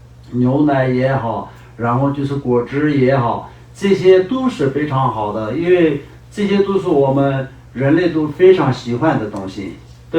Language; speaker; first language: Chinese; non-native, local second language; Tibetan